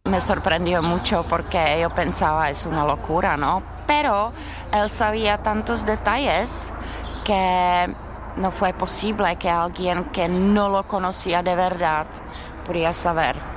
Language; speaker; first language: Spanish; non-native, learner; Czech